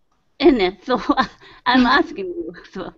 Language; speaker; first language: English; non-native, learner; Japanese